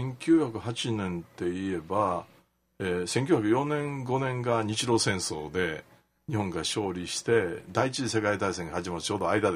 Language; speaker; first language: Japanese; native; Japanese